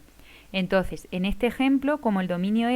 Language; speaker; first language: Spanish; native; Spanish